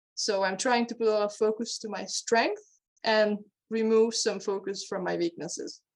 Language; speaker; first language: English; non-native, fluent; Hungarian